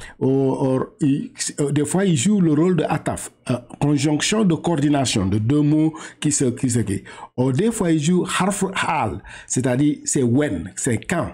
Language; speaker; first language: French; non-native, local second language; Wolof